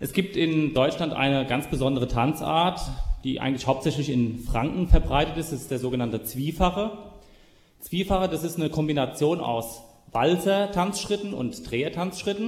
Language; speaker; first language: German; native; German